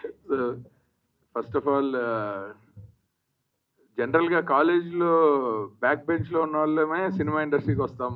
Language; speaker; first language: Telugu; native; Telugu